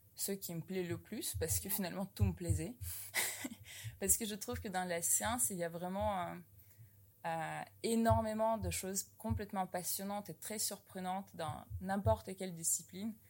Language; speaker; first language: French; non-native, fluent; Russian